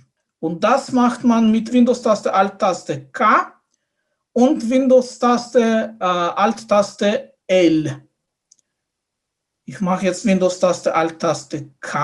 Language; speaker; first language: German; non-native, fluent; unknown